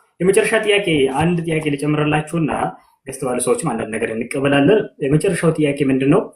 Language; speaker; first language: Amharic; non-native, local second language; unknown